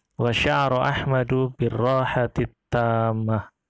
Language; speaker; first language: Arabic; non-native, fluent; Indonesian